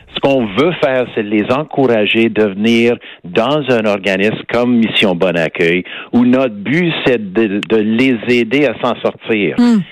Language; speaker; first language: French; non-native, fluent; English